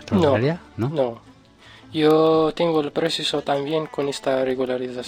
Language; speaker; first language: Spanish; non-native, learner; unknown